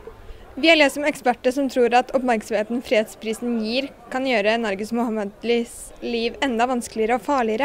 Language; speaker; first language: Norwegian; native; Norwegian